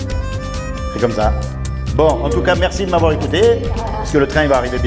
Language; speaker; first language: French; native; French